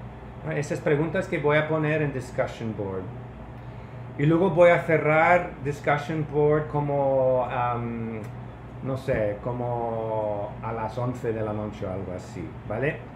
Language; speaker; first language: Spanish; non-native, fluent; English